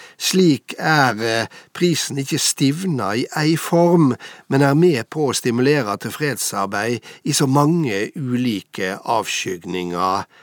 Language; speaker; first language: Norwegian; native; Norwegian